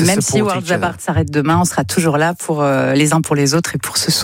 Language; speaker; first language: French; native; French